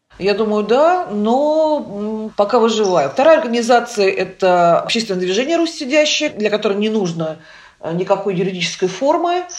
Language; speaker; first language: Russian; native; Russian